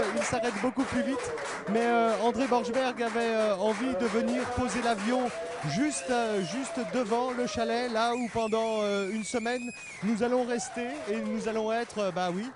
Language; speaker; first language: French; native; French